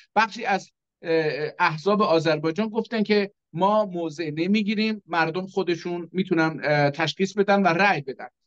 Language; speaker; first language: Persian; non-native, local second language; Azerbaijani